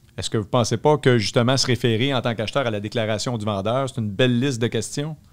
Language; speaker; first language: French; native; French